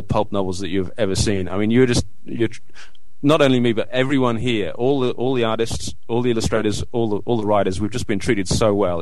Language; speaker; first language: English; native; English